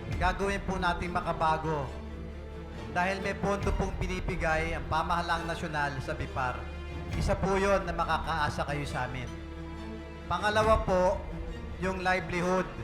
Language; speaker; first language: Filipino; native; Filipino